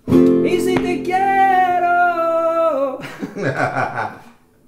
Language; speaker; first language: Spanish; non-native, learner; Russian